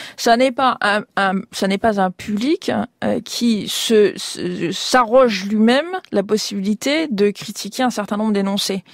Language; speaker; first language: French; native; French